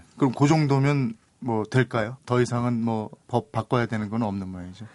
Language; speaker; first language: Korean; native; Korean